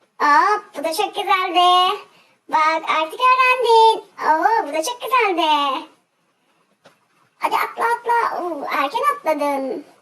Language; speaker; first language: Turkish; native; Turkish